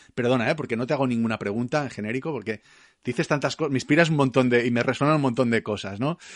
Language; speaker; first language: Spanish; native; Spanish